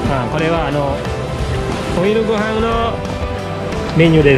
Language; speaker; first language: Japanese; non-native, fluent; Indonesian